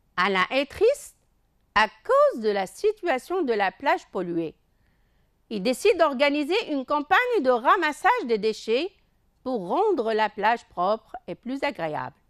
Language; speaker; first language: French; non-native, local second language; Arabic